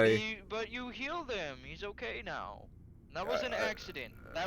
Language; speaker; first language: English; native; English